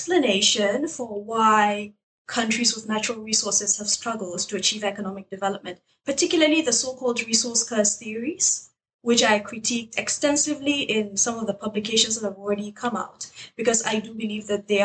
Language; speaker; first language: English; non-native, local second language; Hausa